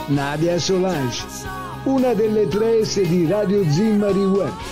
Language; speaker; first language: Italian; native; Italian